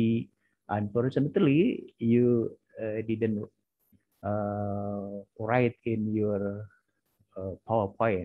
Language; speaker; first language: English; non-native, learner; Indonesian